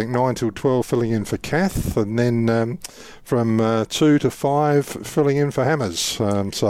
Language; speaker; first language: English; native; English